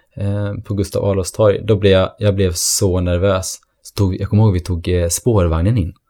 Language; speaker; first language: Swedish; early bilingual, other home language; Norwegian